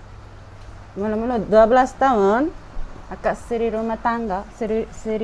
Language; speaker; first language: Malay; non-native, fluent; Japanese